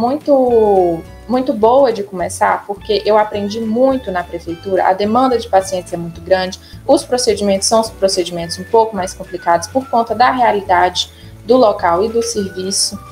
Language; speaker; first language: Portuguese; native; Portuguese